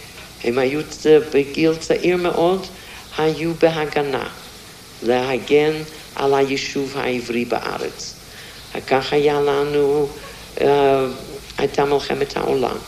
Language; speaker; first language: Hebrew; non-native, fluent; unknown